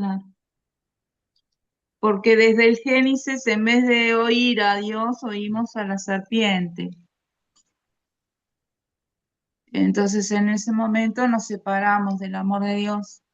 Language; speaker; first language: Spanish; native; Spanish